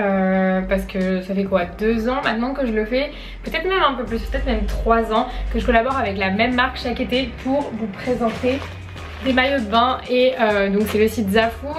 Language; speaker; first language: French; native; French